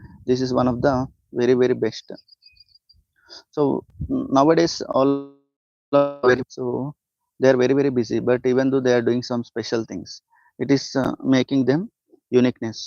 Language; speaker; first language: English; non-native, local second language; Telugu